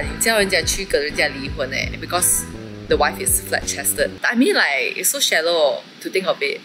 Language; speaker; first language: English; non-native, local second language; Chinese